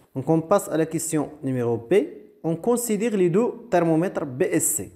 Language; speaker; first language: French; non-native, local second language; Arabic